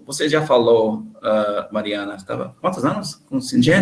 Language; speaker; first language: Portuguese; non-native, learner; English